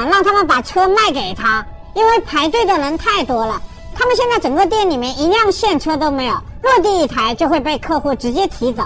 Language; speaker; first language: Chinese; native; Chinese